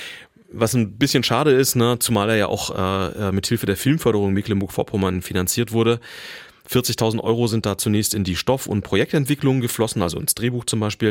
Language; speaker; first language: German; native; German